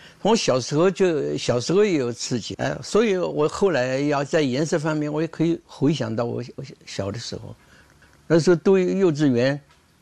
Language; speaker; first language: Chinese; native; Chinese